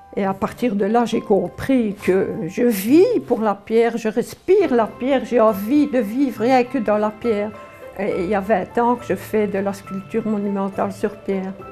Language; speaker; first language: French; early bilingual, other home language; Polish